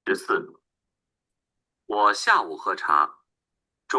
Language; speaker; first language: Chinese; non-native, learner; Bangla